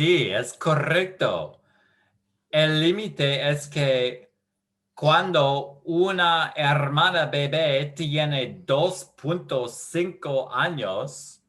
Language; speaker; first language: Spanish; non-native, learner; English